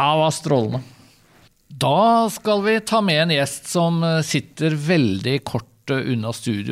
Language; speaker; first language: Norwegian; native; Norwegian